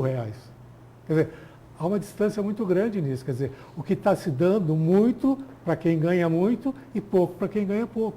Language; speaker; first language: Portuguese; native; Portuguese